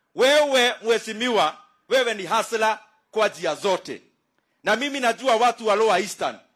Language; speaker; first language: Swahili; non-native, local second language; Kikuyu